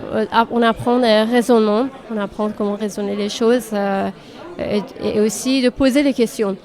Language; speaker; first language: French; non-native, fluent; Persian